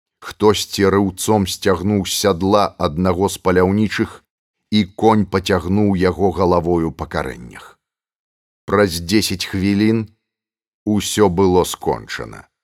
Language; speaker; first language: Belarusian; native; Belarusian